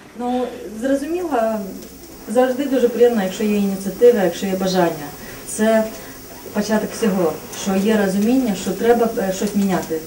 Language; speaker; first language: Ukrainian; non-native, fluent; Estonian